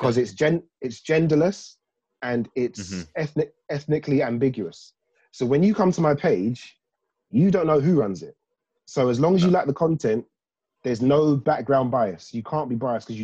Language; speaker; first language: English; native; English